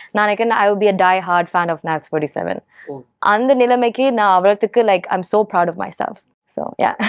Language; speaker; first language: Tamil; early bilingual, heritage; Tamil